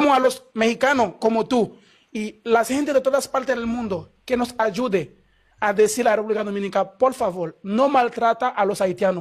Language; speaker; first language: Spanish; non-native, fluent; Haitian Creole